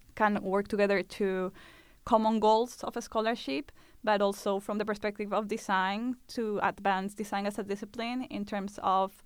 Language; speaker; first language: English; non-native, fluent; Spanish